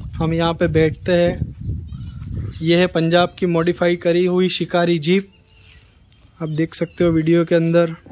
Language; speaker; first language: Hindi; non-native, local second language; Gujarati